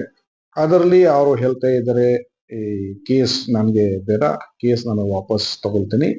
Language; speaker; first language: Kannada; non-native, fluent; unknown